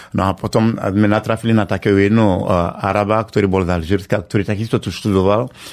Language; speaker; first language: Slovak; non-native, fluent; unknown